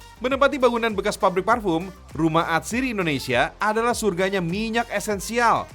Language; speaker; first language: Indonesian; native; Indonesian